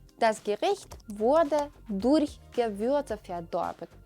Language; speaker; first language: German; non-native, fluent; Ukrainian